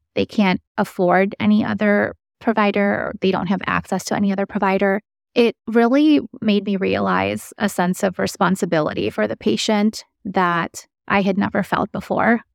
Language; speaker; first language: English; early bilingual, other home language; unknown